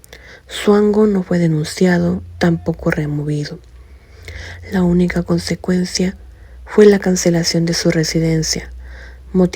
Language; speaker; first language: Spanish; native; Spanish